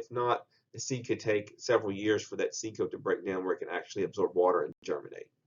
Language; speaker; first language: English; native; English